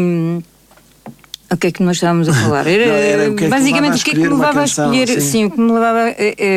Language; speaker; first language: Portuguese; early bilingual, heritage; Portuguese